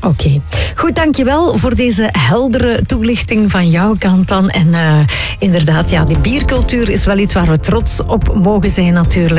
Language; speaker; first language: Dutch; native; Dutch